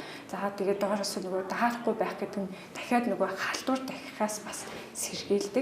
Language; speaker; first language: Mongolian; native; Mongolian